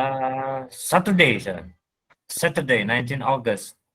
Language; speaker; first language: English; non-native, learner; Indonesian